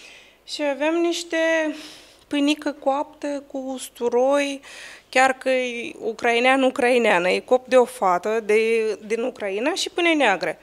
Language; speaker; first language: Romanian; non-native, local second language; Ukrainian